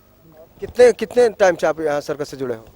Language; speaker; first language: Hindi; native; Hindi